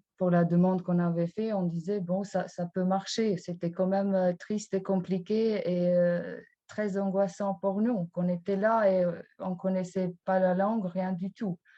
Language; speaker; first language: French; non-native, fluent; Albanian